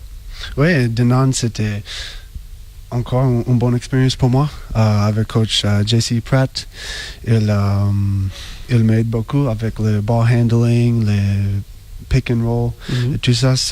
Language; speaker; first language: French; non-native, learner; English